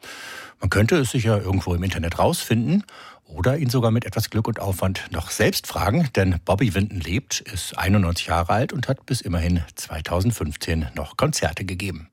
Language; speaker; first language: German; native; German